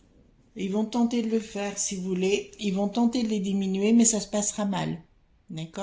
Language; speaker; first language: French; native; French